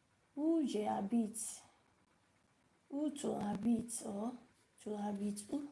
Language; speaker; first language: French; non-native, learner; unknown